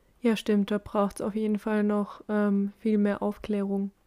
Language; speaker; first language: German; native; German